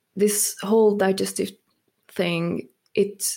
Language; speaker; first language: English; non-native, fluent; Hungarian